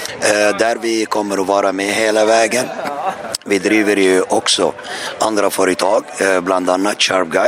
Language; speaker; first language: Swedish; non-native, fluent; Arabic